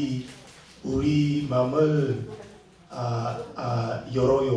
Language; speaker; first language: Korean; non-native, learner; English